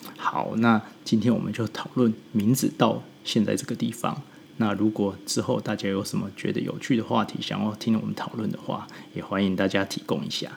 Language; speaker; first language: Chinese; native; Chinese